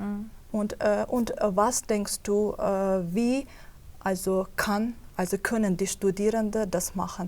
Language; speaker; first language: German; non-native, fluent; Azerbaijani